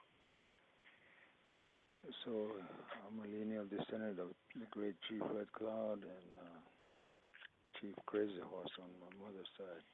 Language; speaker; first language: English; early bilingual, other home language; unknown